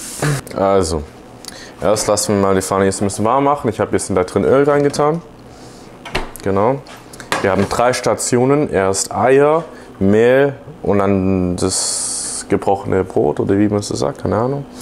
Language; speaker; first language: German; early bilingual, heritage; English